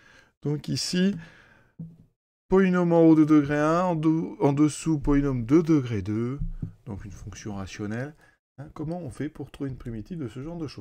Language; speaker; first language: French; native; French